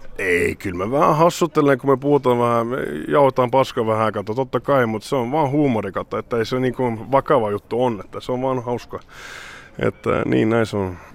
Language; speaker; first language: Finnish; early bilingual, heritage; Swedish